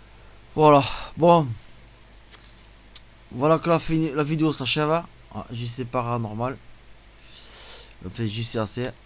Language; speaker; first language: French; native; French